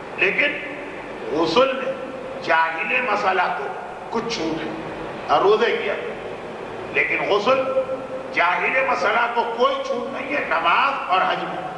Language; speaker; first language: Urdu; native; Urdu